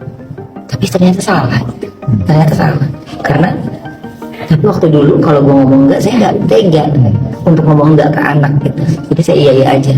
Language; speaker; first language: Indonesian; native; Indonesian